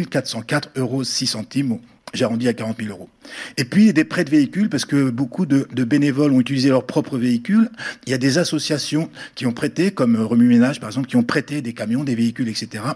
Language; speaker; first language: French; native; French